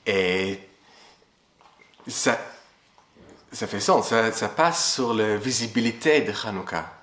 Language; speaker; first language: French; non-native, fluent; English